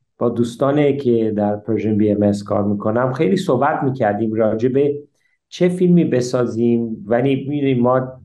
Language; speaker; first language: Persian; early bilingual, heritage; Persian